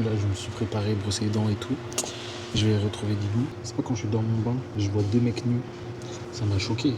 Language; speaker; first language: French; native; French